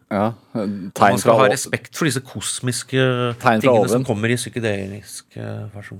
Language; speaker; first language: Norwegian; early bilingual, other home language; English